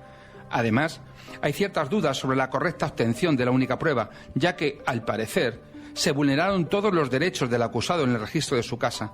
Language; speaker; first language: Spanish; native; Spanish